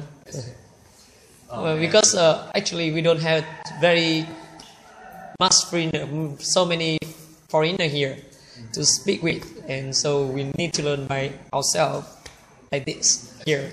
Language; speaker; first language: English; non-native, learner; Vietnamese